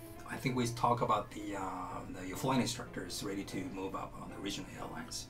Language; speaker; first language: English; non-native, fluent; Japanese